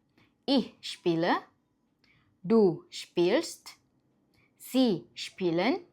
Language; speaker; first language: German; non-native, fluent; Indonesian